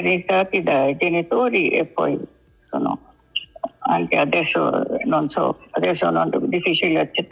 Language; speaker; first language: Italian; non-native, learner; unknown